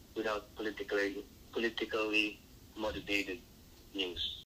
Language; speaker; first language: English; non-native, local second language; Filipino